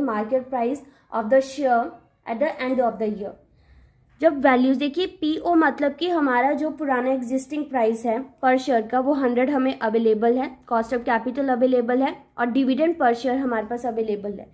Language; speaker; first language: Hindi; native; Hindi